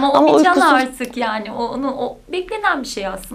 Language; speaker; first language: Turkish; native; Turkish